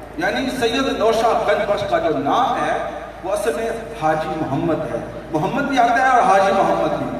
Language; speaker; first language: Urdu; early bilingual, heritage; English